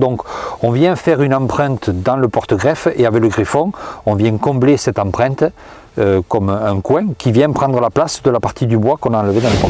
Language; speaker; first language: French; native; French